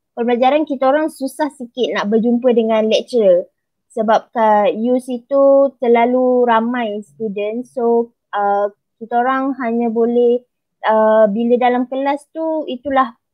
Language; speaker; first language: Malay; native; Malay